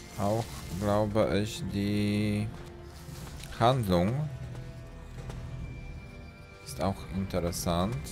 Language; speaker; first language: German; non-native, learner; Polish